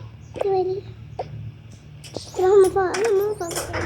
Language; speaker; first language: Arabic; native; Arabic